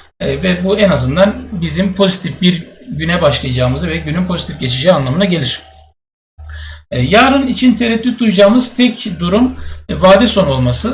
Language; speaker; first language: Turkish; native; Turkish